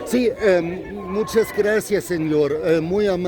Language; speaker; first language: Spanish; non-native, fluent; German